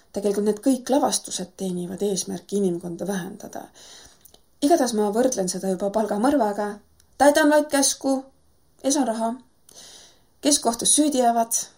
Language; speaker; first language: Estonian; native; Estonian